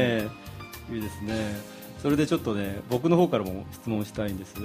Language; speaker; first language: Japanese; native; Japanese